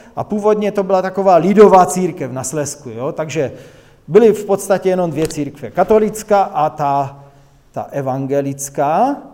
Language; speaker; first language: Czech; non-native, local second language; Polish